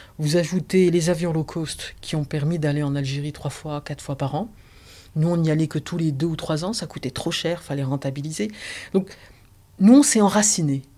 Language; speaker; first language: French; early bilingual, other home language; Arabic